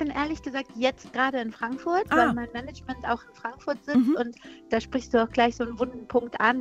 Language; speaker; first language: German; early bilingual, other home language; Persian